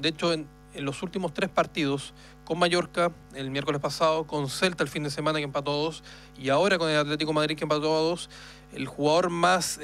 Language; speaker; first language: Spanish; native; Spanish